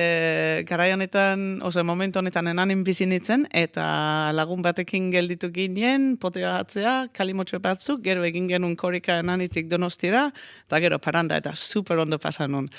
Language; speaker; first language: Basque; non-native, fluent; Danish